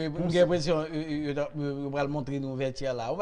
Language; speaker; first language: French; non-native, local second language; Haitian Creole